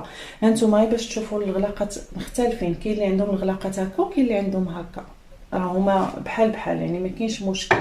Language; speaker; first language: Arabic; native; Arabic